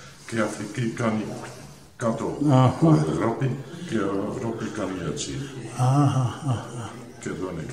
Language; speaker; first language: Greek; non-native, learner; Dutch